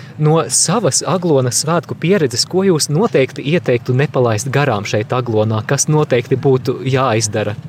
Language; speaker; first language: Latvian; native; Latvian